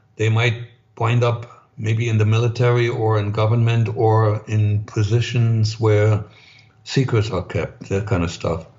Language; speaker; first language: English; non-native, fluent; German